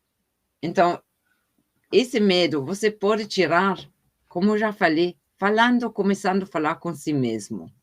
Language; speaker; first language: Portuguese; non-native, fluent; German